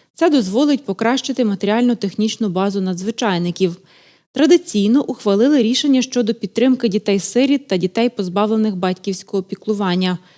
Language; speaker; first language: Ukrainian; native; Ukrainian